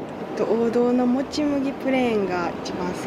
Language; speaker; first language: Japanese; native; Japanese